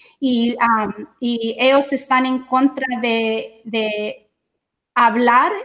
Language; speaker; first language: Spanish; early bilingual, heritage; English